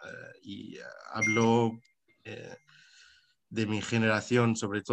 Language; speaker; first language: Spanish; non-native, local second language; Arabic